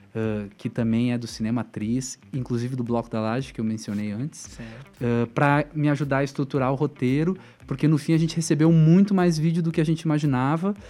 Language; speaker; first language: Portuguese; native; Portuguese